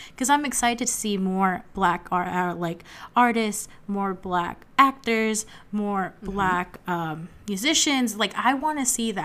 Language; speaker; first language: English; native; English